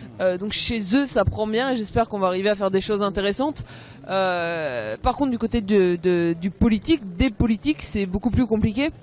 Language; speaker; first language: French; native; French